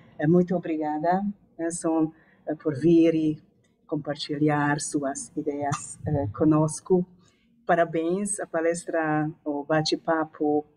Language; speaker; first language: Portuguese; non-native, fluent; Hungarian